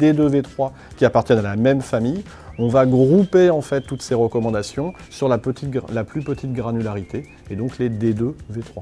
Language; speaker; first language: French; native; French